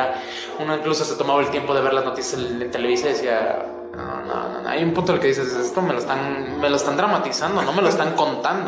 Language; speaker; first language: Spanish; native; Spanish